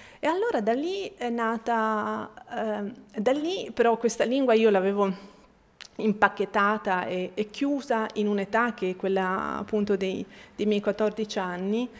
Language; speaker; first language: Italian; non-native, fluent; Bosnian